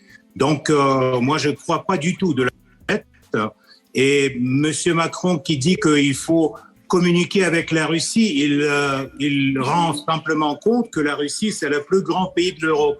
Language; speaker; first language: French; non-native, fluent; Russian